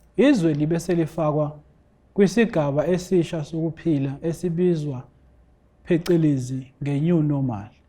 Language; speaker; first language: Zulu; native; Zulu